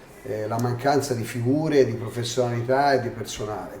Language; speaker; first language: Italian; native; Italian